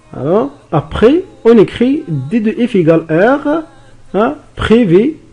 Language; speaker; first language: French; non-native, local second language; Arabic